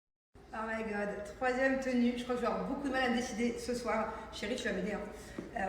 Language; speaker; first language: French; native; French